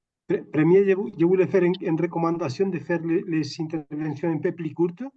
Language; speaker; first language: French; non-native, fluent; Catalan